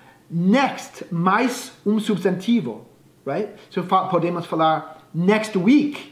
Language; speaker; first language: Portuguese; non-native, fluent; English